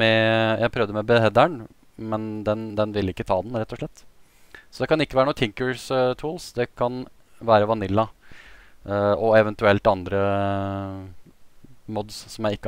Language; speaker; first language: Norwegian; native; Norwegian